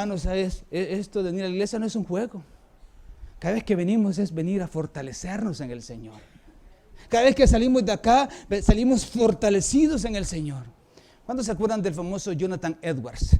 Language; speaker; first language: Spanish; native; Spanish